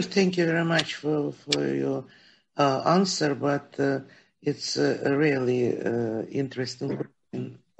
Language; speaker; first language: English; non-native, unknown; Ukrainian